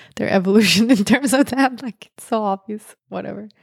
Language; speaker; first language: English; non-native, fluent; Russian